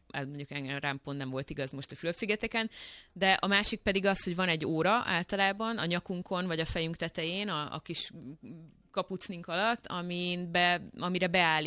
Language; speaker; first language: Hungarian; native; Hungarian